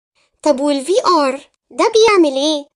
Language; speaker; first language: Arabic; native; Arabic